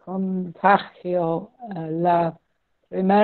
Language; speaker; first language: Spanish; non-native, learner; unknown